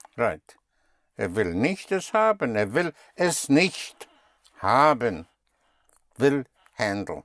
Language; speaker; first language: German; non-native, fluent; English